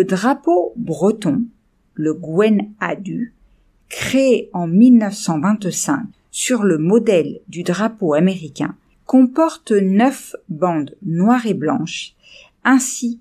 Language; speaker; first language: French; native; French